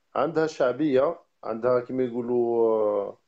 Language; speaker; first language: Arabic; native; Arabic